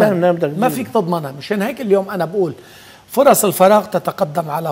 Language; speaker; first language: Arabic; native; Arabic